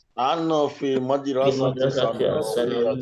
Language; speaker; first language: Arabic; non-native, learner; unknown